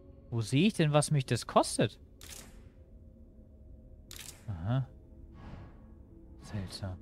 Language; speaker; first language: German; native; German